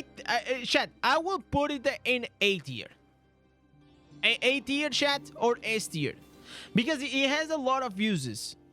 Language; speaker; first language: English; non-native, fluent; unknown